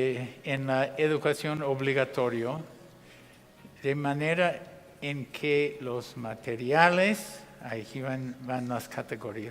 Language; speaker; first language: Spanish; non-native, fluent; English